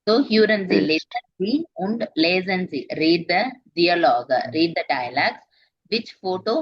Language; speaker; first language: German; non-native, fluent; Tamil